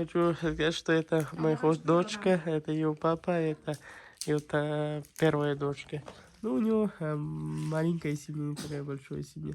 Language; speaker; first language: Russian; non-native, learner; Kyrgyz